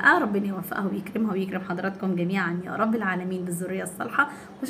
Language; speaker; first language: Arabic; native; Arabic